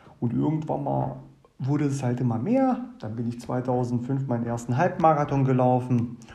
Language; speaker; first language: German; early bilingual, other home language; Russian